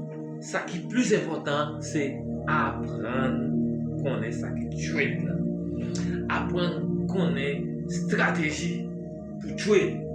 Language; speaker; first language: French; non-native, learner; Haitian Creole